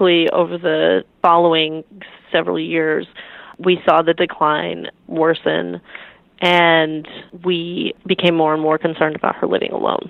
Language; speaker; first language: English; native; English